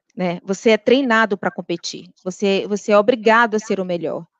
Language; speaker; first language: Portuguese; native; Portuguese